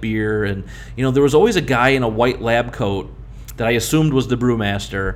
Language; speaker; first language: English; native; English